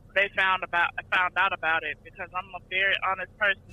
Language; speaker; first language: English; native; English